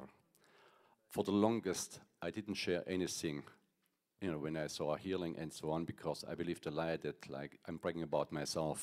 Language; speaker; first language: English; non-native, fluent; German